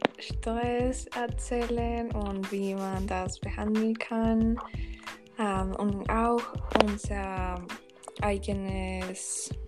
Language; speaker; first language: German; non-native, learner; Spanish